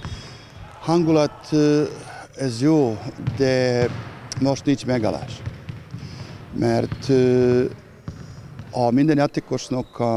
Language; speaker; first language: Hungarian; non-native, learner; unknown